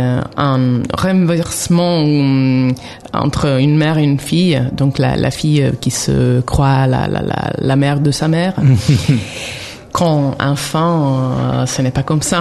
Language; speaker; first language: French; non-native, fluent; Italian